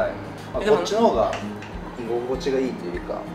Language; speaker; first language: Japanese; native; Japanese